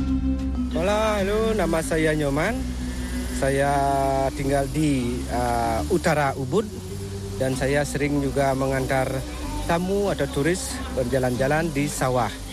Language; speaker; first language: Indonesian; non-native, local second language; Balinese